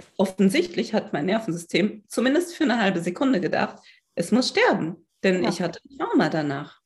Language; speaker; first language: German; native; German